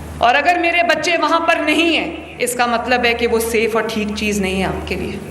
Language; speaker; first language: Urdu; native; Urdu